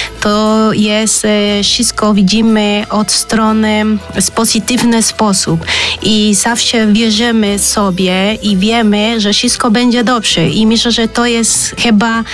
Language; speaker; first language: Polish; non-native, learner; Spanish